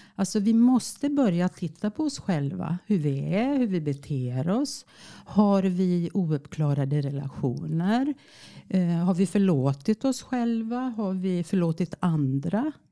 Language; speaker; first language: Swedish; native; Swedish